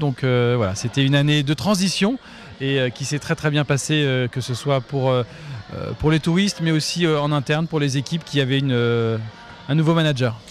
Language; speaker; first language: French; native; French